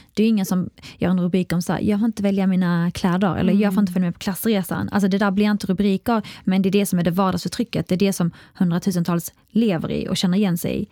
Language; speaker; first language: Swedish; early bilingual, other home language; Arabic